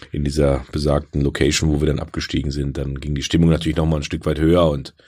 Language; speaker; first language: German; native; German